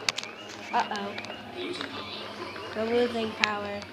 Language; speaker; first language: English; native; English